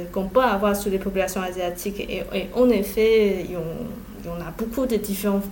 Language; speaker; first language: French; non-native, fluent; Chinese